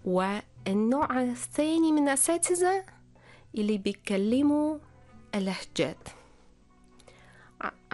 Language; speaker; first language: Arabic; non-native, fluent; Russian